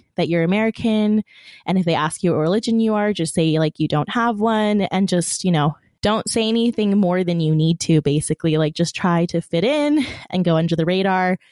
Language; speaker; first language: English; early bilingual, other home language; Persian